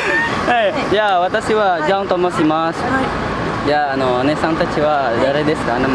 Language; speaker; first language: Japanese; non-native, learner; Indonesian